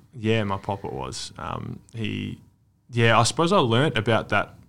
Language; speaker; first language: English; native; English